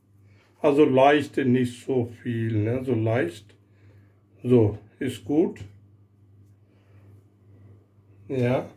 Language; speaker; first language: German; non-native, learner; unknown